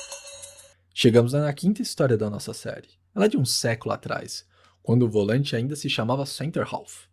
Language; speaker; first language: Portuguese; native; Portuguese